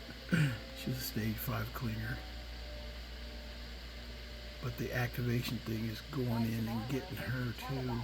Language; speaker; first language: English; native; English